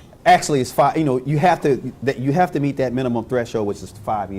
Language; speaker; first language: English; native; English